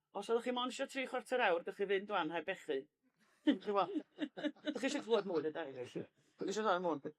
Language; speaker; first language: Welsh; native; Welsh